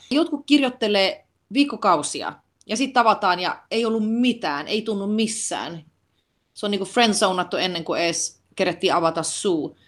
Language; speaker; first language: Finnish; early bilingual, heritage; Finnish